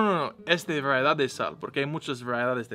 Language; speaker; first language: Spanish; non-native, learner; English